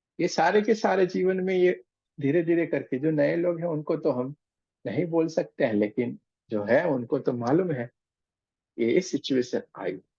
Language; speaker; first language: Hindi; non-native, local second language; Gujarati